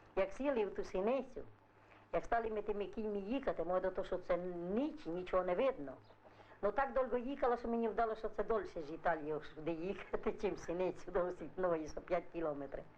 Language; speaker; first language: Ukrainian; non-native, fluent; Italian